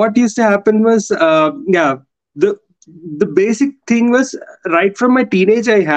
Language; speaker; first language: English; non-native, local second language; Telugu